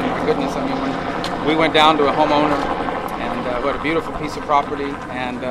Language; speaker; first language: English; native; English